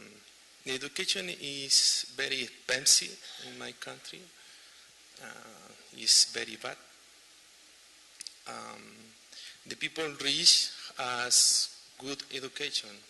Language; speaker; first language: English; non-native, learner; Spanish